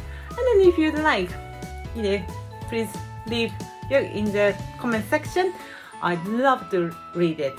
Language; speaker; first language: English; non-native, fluent; Japanese